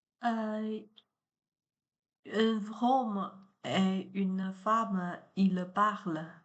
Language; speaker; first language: French; non-native, learner; Chinese